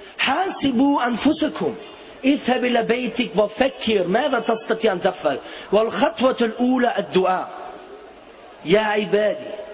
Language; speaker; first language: Arabic; non-native, fluent; German